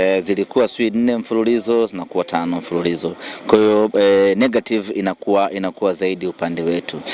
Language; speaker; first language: Swahili; native; Swahili